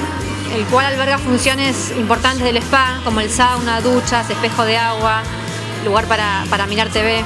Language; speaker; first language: Spanish; native; Spanish